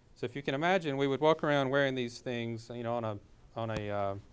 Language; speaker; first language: English; native; English